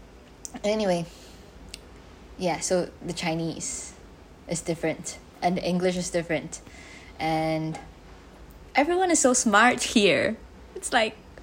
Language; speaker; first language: English; non-native, local second language; Chinese